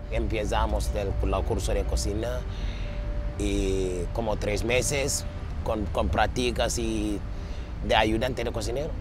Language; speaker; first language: Spanish; non-native, learner; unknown